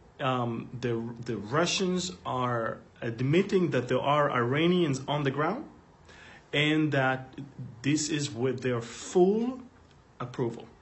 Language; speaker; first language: English; non-native, fluent; Hebrew